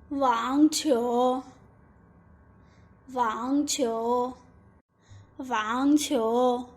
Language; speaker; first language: Chinese; non-native, fluent; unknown